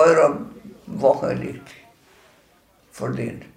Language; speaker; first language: German; non-native, learner; Greek